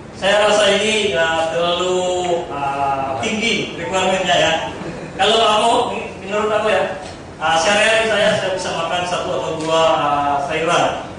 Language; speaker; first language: Indonesian; non-native, fluent; Filipino